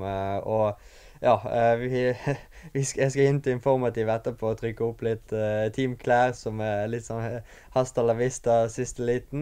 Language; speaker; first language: Norwegian; native; Norwegian